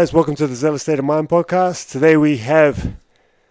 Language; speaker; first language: English; native; English